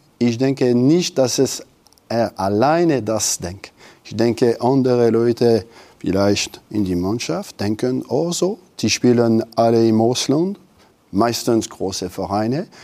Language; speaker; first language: German; non-native, local second language; French